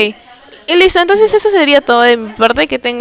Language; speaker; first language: Spanish; native; Spanish